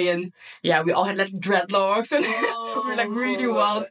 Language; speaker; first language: English; non-native, fluent; Dutch